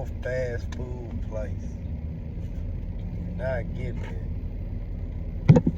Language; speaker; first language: English; native; English